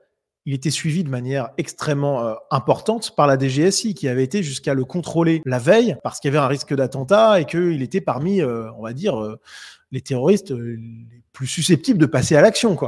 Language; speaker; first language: French; native; French